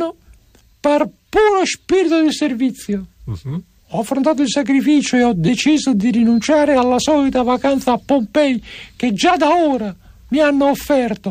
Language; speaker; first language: Italian; native; Italian